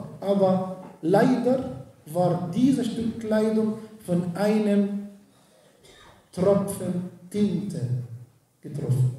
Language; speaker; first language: German; non-native, fluent; Arabic